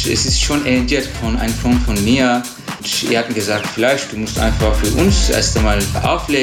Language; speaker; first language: German; non-native, learner; Turkish